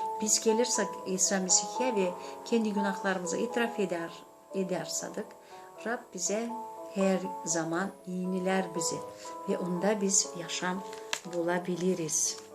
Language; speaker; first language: Turkish; non-native, learner; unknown